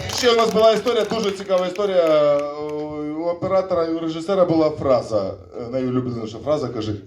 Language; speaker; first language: Ukrainian; non-native, local second language; Russian